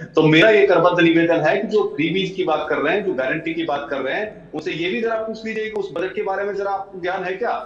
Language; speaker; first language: Hindi; native; Hindi